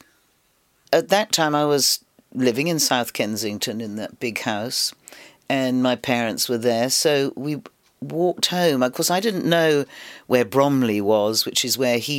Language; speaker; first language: English; native; English